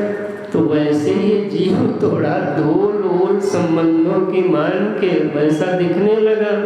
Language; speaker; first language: Hindi; native; Hindi